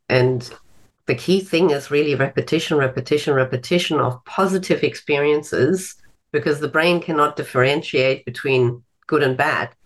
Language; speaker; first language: English; non-native, fluent; German